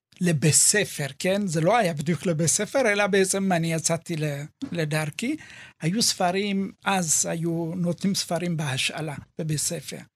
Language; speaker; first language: Hebrew; early bilingual, other home language; Amharic